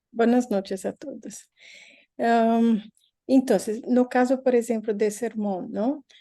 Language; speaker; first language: Spanish; non-native, learner; Portuguese